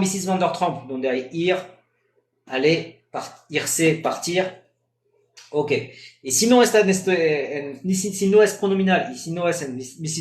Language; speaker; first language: Spanish; non-native, fluent; French